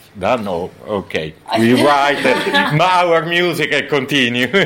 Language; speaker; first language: English; non-native, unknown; Italian